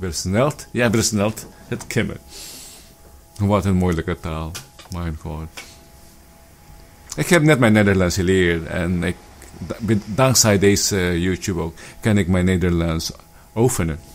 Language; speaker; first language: Dutch; non-native, learner; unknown